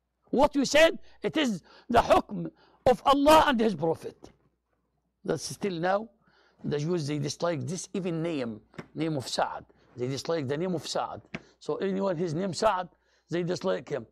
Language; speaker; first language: English; non-native, fluent; Arabic